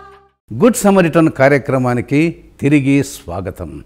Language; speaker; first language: Telugu; native; Telugu